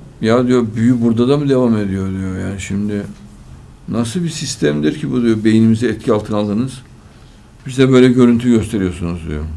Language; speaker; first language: Turkish; native; Turkish